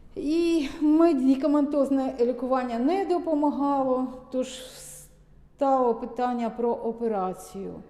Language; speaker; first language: Ukrainian; native; Ukrainian